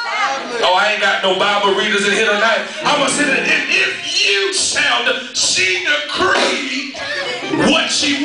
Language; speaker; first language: English; native; English